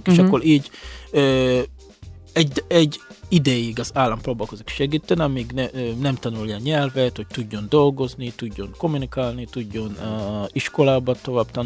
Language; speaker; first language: Hungarian; non-native, fluent; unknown